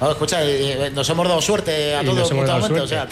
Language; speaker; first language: Spanish; native; Spanish